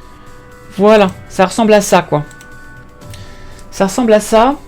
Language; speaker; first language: French; native; French